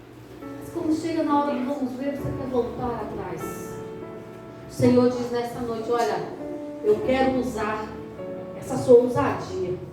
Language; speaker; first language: Portuguese; native; Portuguese